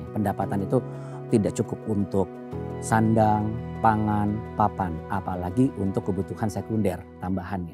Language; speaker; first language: Indonesian; native; Indonesian